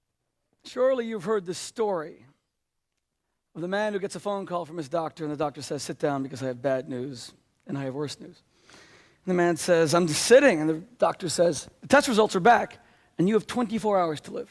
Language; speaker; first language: English; native; English